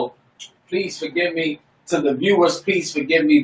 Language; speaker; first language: English; native; English